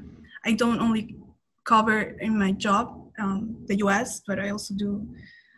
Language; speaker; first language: English; non-native, fluent; Spanish